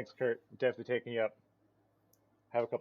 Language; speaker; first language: English; native; English